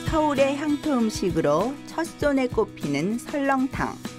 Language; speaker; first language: Korean; native; Korean